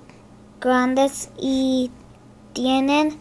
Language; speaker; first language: Spanish; early bilingual, heritage; Spanish